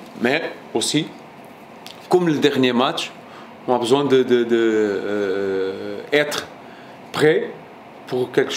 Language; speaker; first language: French; non-native, fluent; Portuguese